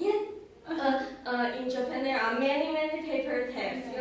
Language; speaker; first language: English; non-native, learner; Chinese